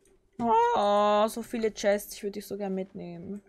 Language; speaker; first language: German; native; German